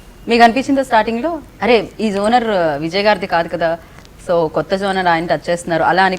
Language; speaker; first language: Telugu; native; Telugu